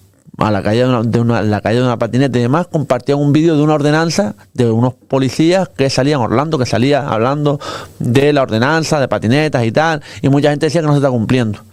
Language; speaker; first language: Spanish; native; Spanish